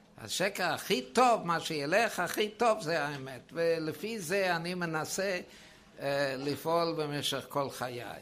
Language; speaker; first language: Hebrew; non-native, fluent; German